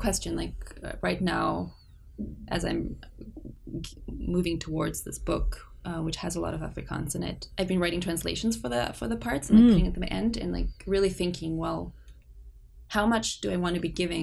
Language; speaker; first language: English; non-native, local second language; Afrikaans